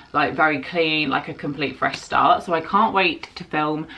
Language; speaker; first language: English; native; English